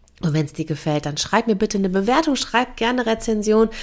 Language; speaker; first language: German; native; German